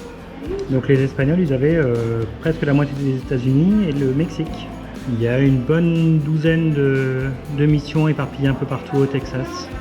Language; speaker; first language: French; native; French